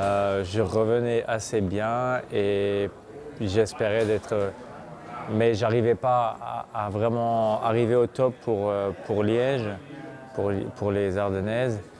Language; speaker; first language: French; non-native, local second language; Luxembourgish